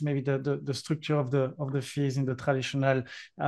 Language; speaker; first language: English; non-native, fluent; French